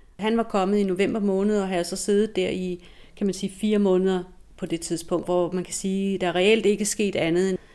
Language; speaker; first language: Danish; native; Danish